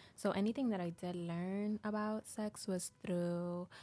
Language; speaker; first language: English; early bilingual, heritage; English